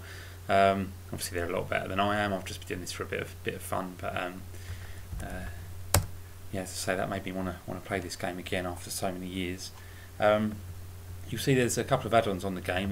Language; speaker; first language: English; native; English